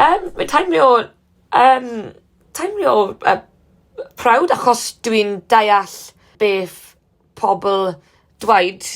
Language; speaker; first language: Welsh; non-native, learner; English